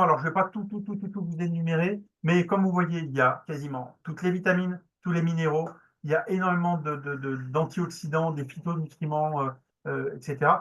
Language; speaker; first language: French; native; French